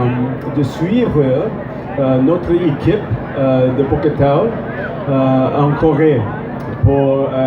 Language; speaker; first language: French; non-native, learner; English